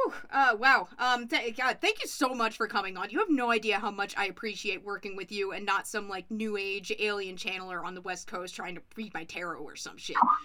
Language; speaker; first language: English; native; English